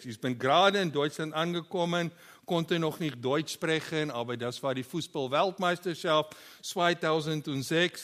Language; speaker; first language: German; non-native, learner; Afrikaans